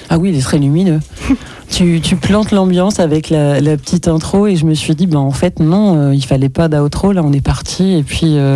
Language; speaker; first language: French; native; French